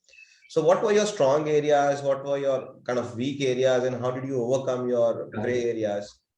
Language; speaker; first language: English; non-native, local second language; Hindi